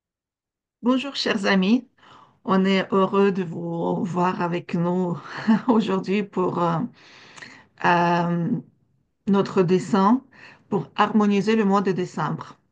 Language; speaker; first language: French; non-native, fluent; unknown